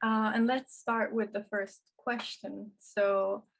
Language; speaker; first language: English; non-native, fluent; Finnish